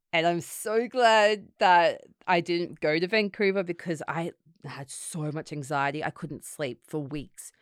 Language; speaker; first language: English; native; English